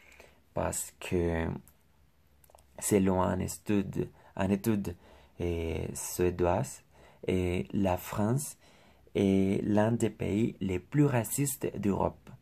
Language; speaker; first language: French; non-native, learner; Spanish